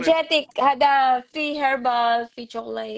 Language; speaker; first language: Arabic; non-native, learner; Bangla